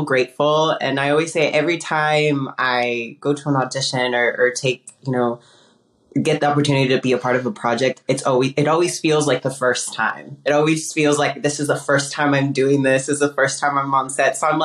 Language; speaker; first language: English; early bilingual, other home language; Spanish